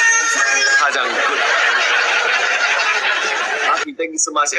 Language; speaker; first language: English; non-native, learner; Chinese